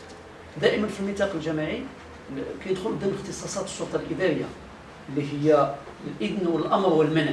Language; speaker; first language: Arabic; native; Arabic